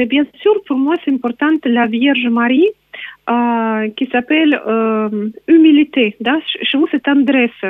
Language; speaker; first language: French; non-native, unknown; Russian